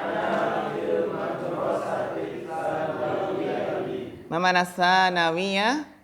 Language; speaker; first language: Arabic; non-native, fluent; Indonesian